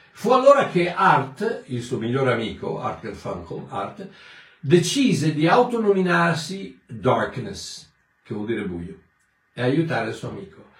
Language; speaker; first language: Italian; native; Italian